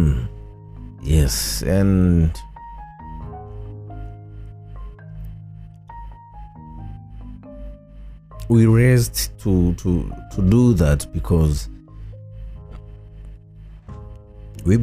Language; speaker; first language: English; non-native, local second language; Swahili